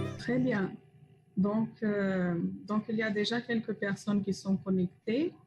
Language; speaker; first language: French; non-native, fluent; Portuguese